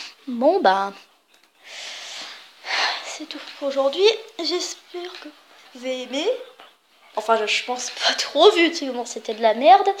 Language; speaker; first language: French; native; French